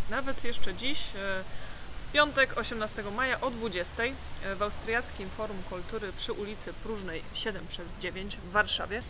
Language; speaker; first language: Polish; native; Polish